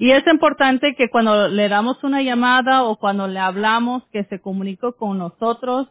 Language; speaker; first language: Spanish; early bilingual, heritage; Spanish